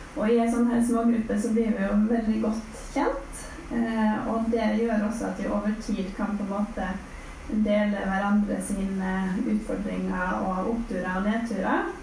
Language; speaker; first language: Norwegian; native; Norwegian